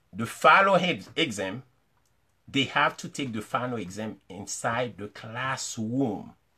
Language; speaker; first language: English; non-native, fluent; Haitian Creole